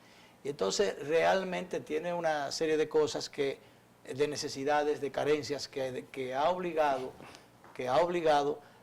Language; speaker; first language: Spanish; native; Spanish